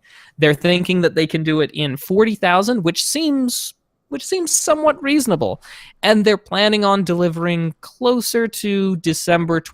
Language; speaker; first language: English; native; English